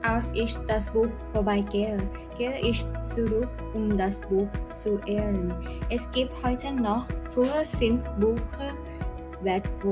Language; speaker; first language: German; non-native, learner; Thai